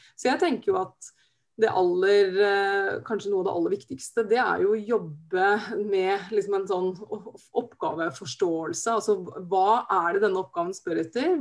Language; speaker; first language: Norwegian; native; Norwegian